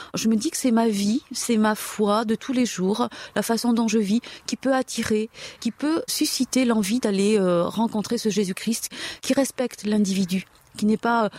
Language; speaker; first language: French; native; French